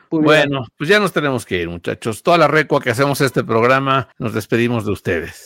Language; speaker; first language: Spanish; native; Spanish